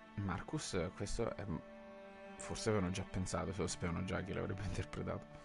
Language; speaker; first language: Italian; native; Italian